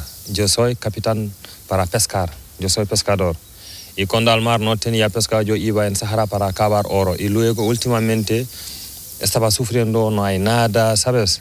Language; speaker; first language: Spanish; non-native, learner; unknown